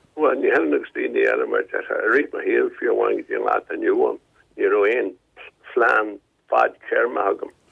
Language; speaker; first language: Irish; non-native, local second language; English